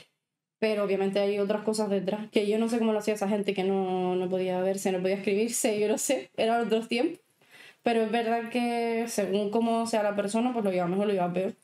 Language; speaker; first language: Spanish; native; Spanish